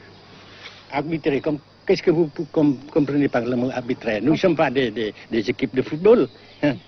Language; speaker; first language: French; non-native, fluent; Vietnamese